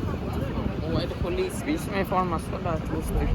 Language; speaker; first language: Swedish; early bilingual, other home language; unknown